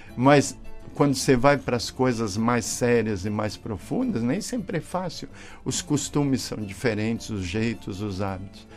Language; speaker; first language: Portuguese; native; Portuguese